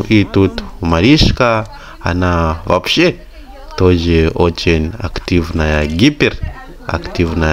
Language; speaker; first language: Russian; non-native, fluent; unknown